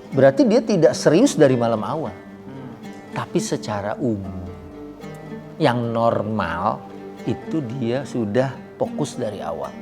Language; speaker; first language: Indonesian; native; Indonesian